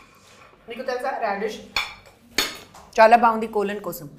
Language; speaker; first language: Telugu; non-native, learner; Hindi